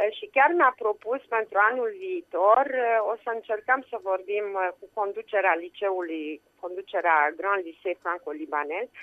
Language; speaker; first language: Romanian; native; Romanian